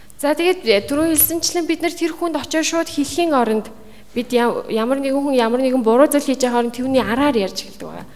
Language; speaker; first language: Mongolian; native; Mongolian